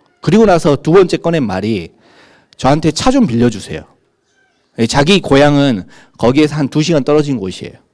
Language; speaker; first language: Korean; native; Korean